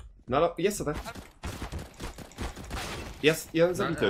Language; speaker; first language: Polish; native; Polish